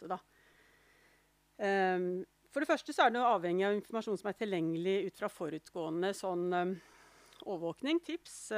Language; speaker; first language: Norwegian; native; Norwegian